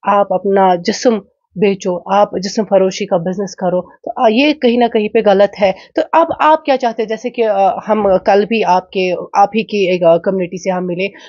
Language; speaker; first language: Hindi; non-native, local second language; Kashmiri